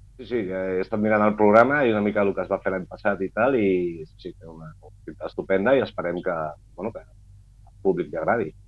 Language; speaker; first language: Catalan; non-native, local second language; Spanish